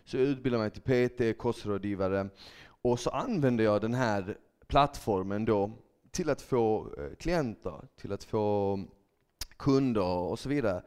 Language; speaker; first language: Swedish; early bilingual, other home language; Bosnian